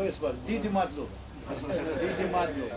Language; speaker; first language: Russian; non-native, learner; Arabic